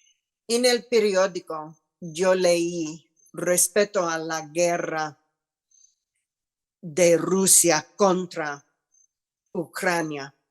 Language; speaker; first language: Spanish; non-native, fluent; English